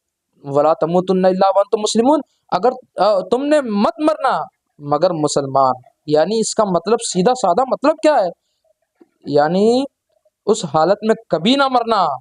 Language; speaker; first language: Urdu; native; Urdu